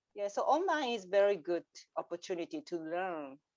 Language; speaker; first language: English; non-native, learner; Japanese